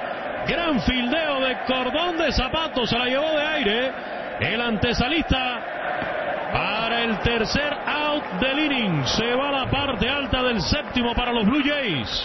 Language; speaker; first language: Spanish; native; Spanish